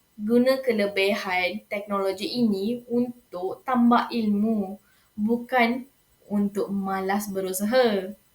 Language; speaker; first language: Malay; non-native, local second language; Tamil